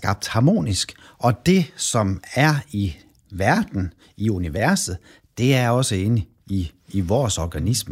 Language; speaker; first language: Danish; native; Danish